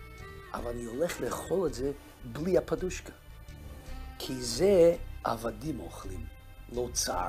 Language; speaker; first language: Hebrew; non-native, fluent; Russian